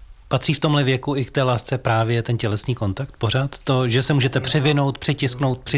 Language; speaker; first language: Czech; native; Czech